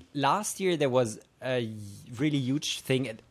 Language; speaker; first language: English; non-native, fluent; German